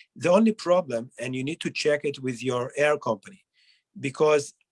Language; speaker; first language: English; non-native, fluent; Hebrew